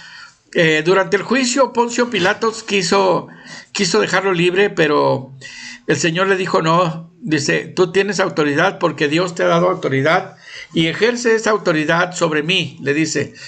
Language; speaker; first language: Spanish; native; Spanish